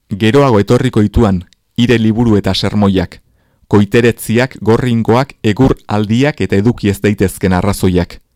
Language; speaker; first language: Basque; native; Basque